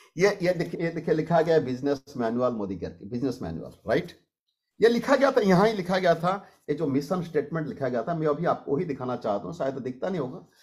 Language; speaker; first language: Hindi; non-native, local second language; Odia